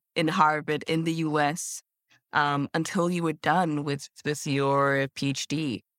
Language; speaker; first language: English; native; English